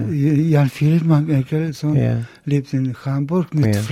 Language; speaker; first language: German; non-native, learner; Polish